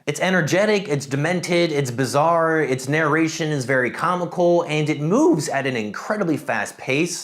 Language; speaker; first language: English; native; English